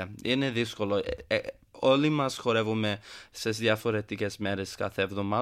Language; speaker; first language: Greek; early bilingual, heritage; Greek